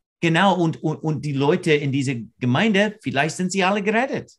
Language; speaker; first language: German; non-native, learner; English